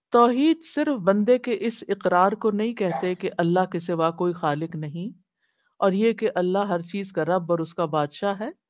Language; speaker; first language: Urdu; native; Urdu